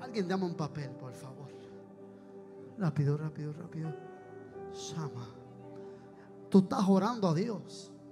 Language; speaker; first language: Spanish; native; Spanish